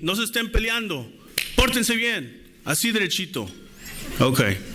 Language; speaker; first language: Spanish; early bilingual, heritage; Spanish